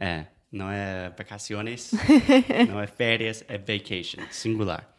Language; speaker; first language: Portuguese; non-native, fluent; English